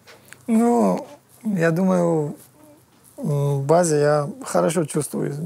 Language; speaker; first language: Russian; non-native, learner; Georgian